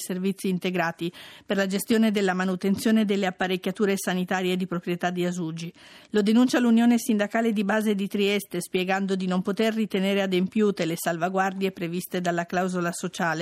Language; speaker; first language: Italian; native; Italian